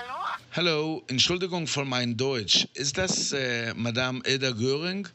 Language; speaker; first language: German; non-native, learner; Hebrew